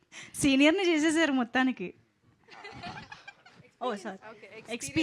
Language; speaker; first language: Telugu; native; Telugu